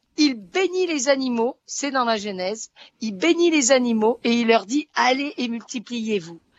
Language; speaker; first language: French; native; French